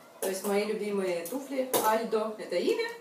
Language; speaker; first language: Russian; native; Russian